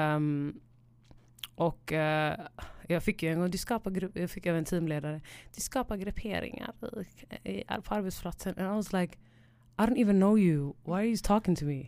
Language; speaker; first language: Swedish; early bilingual, other home language; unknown